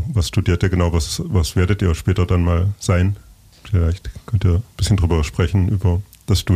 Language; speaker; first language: German; native; German